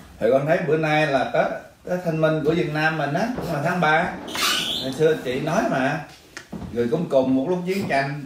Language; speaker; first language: Vietnamese; early bilingual, other home language; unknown